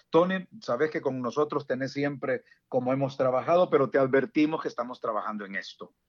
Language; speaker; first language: Spanish; native; Spanish